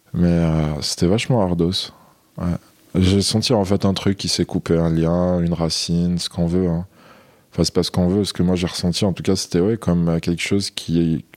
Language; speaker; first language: French; non-native, local second language; Arabic